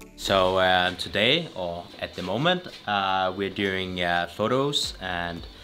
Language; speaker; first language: English; non-native, fluent; Danish